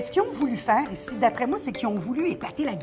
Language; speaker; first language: French; native; French